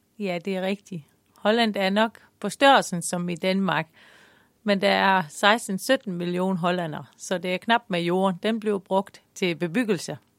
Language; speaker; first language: Danish; non-native, fluent; Dutch